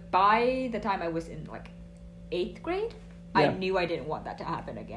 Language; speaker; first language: English; non-native, fluent; Vietnamese